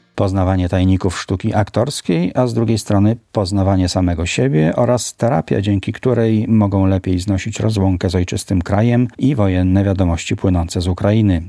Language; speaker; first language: Polish; native; Polish